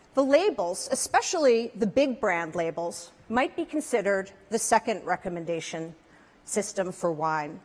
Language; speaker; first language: English; native; English